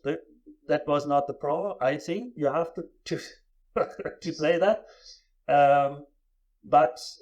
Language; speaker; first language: English; non-native, fluent; German